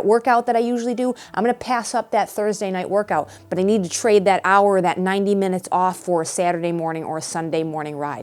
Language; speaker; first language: English; native; English